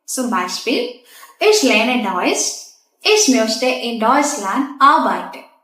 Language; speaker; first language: German; non-native, fluent; Malayalam